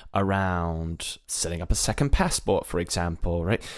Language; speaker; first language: English; native; English